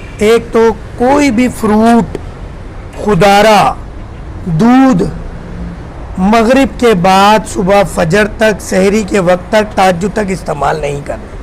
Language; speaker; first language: Urdu; non-native, local second language; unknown